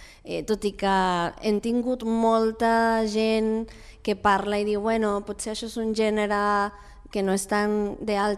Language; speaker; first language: Catalan; non-native, fluent; Spanish